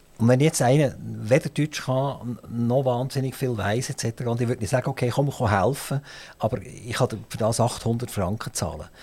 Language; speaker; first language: German; native; German